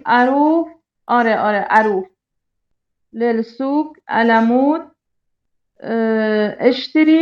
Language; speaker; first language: Arabic; non-native, learner; Persian